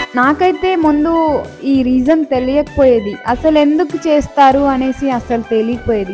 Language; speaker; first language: Telugu; non-native, local second language; Lambadi